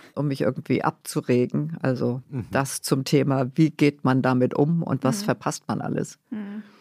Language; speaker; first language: German; native; German